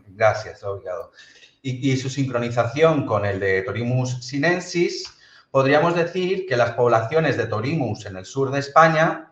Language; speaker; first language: Spanish; native; Spanish